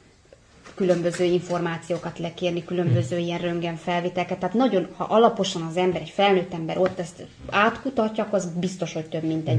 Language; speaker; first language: Hungarian; native; Hungarian